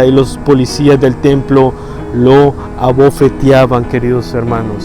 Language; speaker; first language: Spanish; native; Spanish